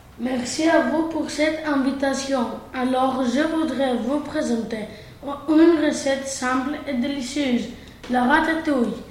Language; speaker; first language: French; non-native, learner; Greek